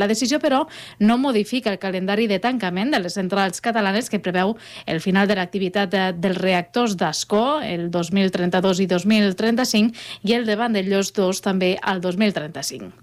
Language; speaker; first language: Catalan; native; Catalan